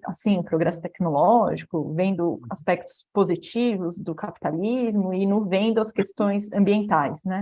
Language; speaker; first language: Portuguese; native; Portuguese